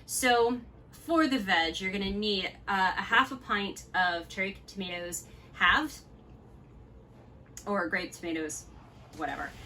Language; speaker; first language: English; native; English